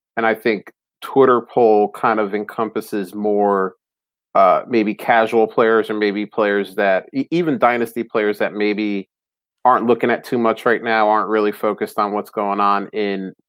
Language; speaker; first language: English; native; English